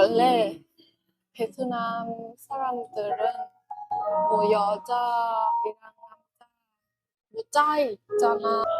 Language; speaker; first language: Korean; non-native, learner; Vietnamese